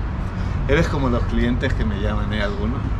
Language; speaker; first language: Spanish; native; Spanish